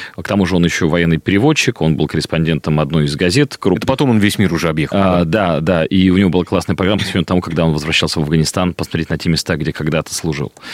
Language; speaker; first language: Russian; native; Russian